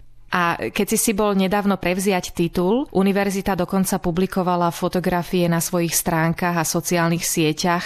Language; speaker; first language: Slovak; native; Slovak